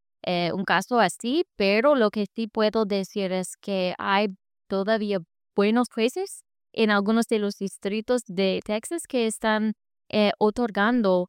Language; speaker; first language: Spanish; non-native, fluent; English